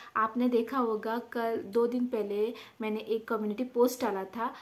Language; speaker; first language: Hindi; non-native, local second language; Konkani